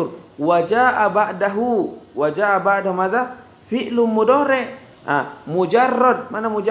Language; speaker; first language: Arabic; non-native, fluent; Indonesian